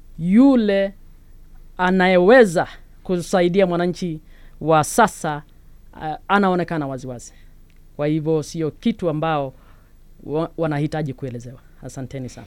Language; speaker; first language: Swahili; non-native, local second language; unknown